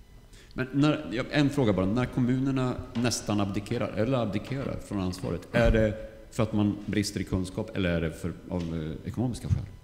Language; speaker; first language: Swedish; native; Swedish